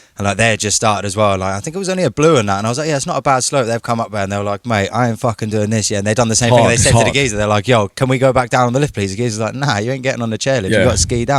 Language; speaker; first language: English; native; English